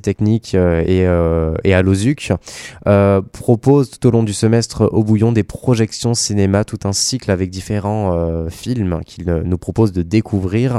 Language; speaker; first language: French; native; French